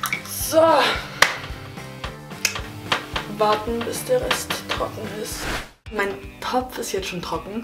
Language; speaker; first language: German; native; German